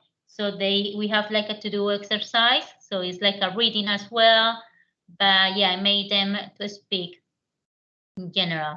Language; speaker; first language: English; non-native, learner; Spanish